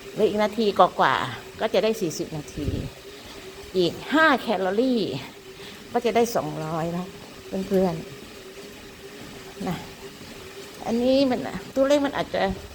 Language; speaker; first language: Thai; non-native, local second language; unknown